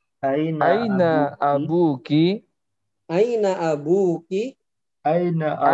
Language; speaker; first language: Arabic; non-native, learner; Indonesian